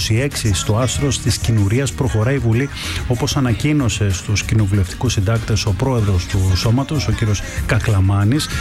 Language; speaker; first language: Greek; native; Greek